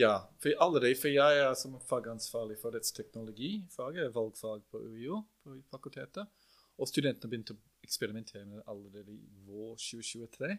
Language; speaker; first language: Norwegian; non-native, fluent; English